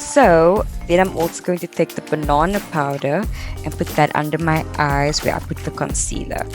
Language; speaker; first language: English; native; English